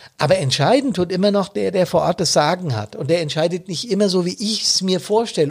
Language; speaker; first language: German; native; German